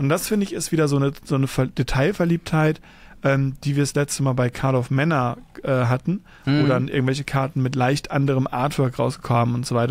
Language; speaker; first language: German; native; German